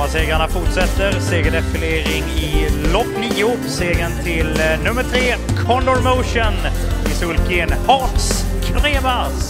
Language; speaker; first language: Swedish; native; Swedish